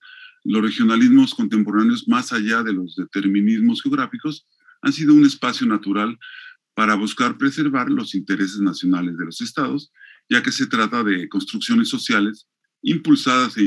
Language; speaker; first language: Spanish; native; Spanish